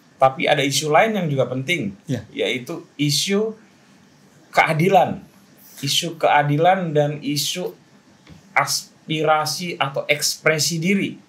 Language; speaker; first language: Indonesian; non-native, local second language; Javanese